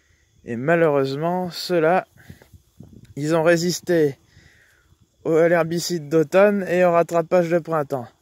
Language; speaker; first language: French; native; French